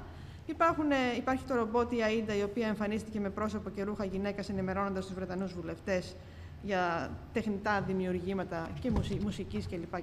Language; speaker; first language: Greek; native; Greek